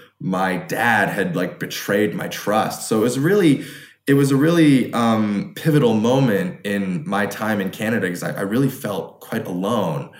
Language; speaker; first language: English; early bilingual, other home language; Chinese